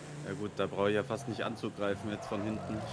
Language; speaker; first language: German; native; German